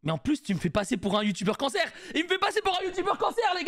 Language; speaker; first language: French; native; French